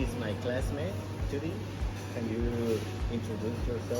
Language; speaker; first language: English; non-native, learner; Spanish